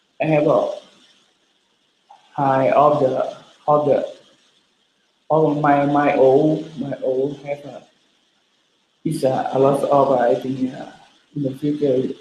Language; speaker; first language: English; non-native, learner; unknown